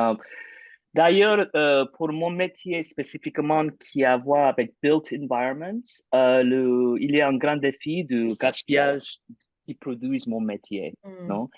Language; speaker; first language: French; non-native, fluent; English